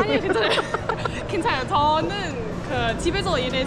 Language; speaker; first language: Korean; non-native, fluent; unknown